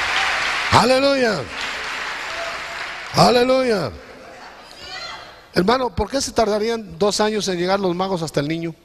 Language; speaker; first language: Spanish; native; Spanish